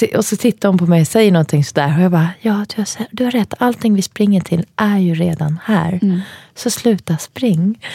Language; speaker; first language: Swedish; native; Swedish